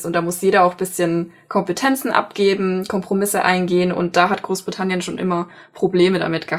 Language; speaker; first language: German; native; German